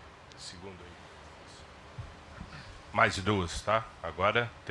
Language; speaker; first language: Portuguese; native; Portuguese